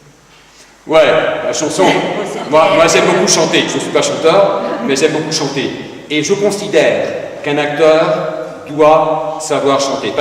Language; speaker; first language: French; non-native, fluent; Spanish